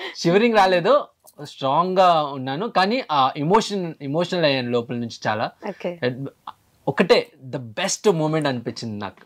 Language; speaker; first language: Telugu; early bilingual, heritage; Telugu